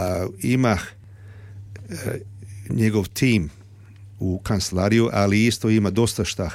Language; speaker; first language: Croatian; early bilingual, heritage; Serbian